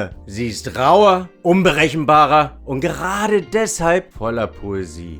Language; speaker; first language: German; native; German